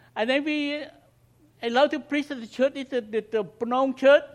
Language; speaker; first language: English; non-native, learner; Khmer